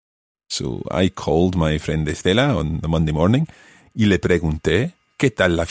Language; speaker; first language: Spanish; non-native, fluent; English